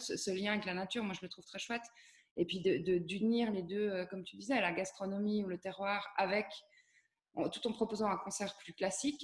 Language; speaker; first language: French; native; French